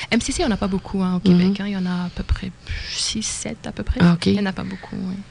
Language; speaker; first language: French; non-native, local second language; Arabic